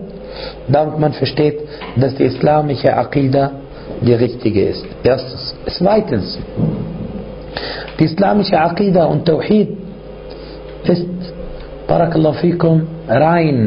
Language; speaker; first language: German; non-native, fluent; Arabic